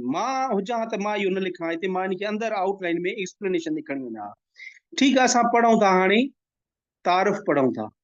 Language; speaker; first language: Sindhi; native; Sindhi